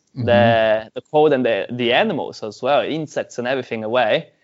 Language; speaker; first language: English; non-native, fluent; Italian